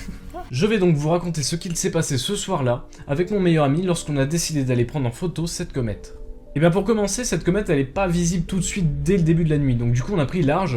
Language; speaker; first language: French; native; French